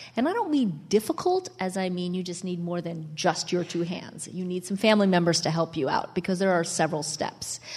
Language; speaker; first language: English; early bilingual, other home language; Italian